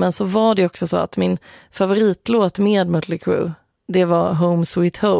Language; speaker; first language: Swedish; native; Swedish